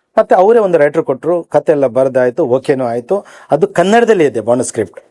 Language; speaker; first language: Kannada; native; Kannada